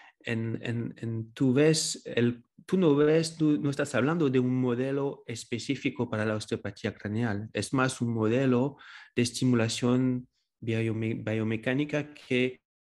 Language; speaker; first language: Spanish; non-native, fluent; French